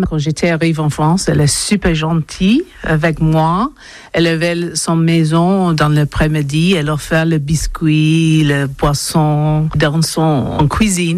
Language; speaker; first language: French; non-native, learner; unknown